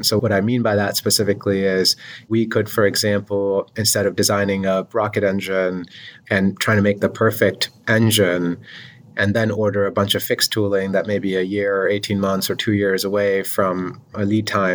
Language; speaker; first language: English; non-native, local second language; Urdu